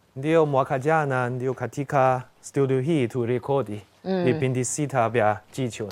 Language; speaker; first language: Swahili; non-native, fluent; Chinese